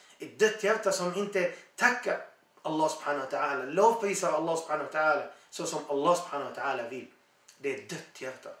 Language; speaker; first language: Swedish; non-native, fluent; Arabic